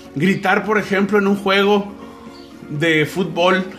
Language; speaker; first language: Spanish; native; Spanish